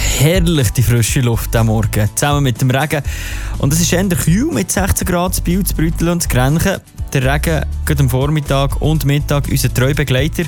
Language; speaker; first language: German; native; German